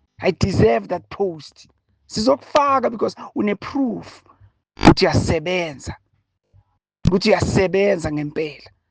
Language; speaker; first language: Zulu; native; Zulu